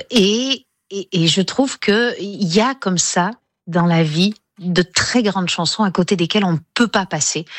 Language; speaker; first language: French; native; French